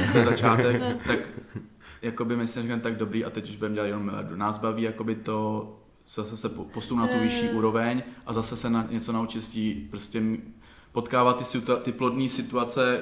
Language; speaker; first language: Czech; native; Czech